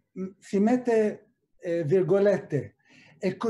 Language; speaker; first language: Italian; non-native, fluent; Hebrew